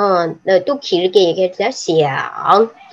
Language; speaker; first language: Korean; non-native, fluent; Chinese